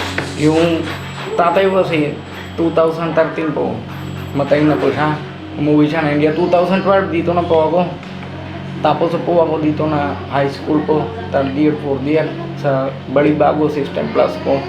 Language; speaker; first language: Filipino; non-native, learner; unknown